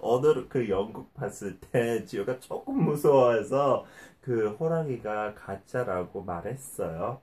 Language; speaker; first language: Korean; non-native, fluent; English